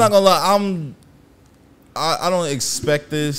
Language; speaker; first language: English; native; English